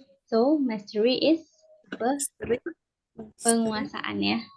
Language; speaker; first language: English; non-native, learner; Indonesian